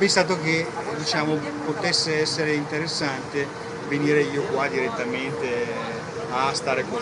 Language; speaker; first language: Italian; native; Italian